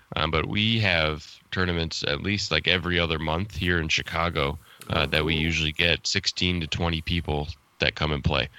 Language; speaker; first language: English; native; English